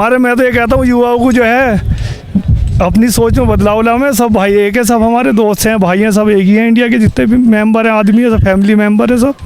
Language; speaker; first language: Hindi; native; Hindi